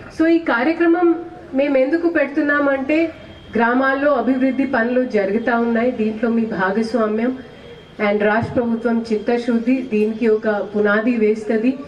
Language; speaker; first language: Telugu; non-native, fluent; Hindi